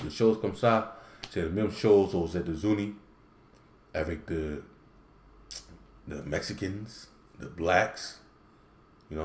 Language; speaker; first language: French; non-native, learner; English